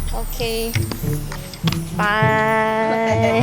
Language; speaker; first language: English; non-native, learner; Korean